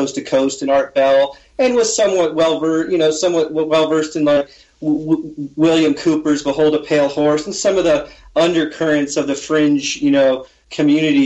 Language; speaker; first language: English; native; English